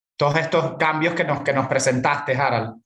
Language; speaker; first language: Spanish; native; Spanish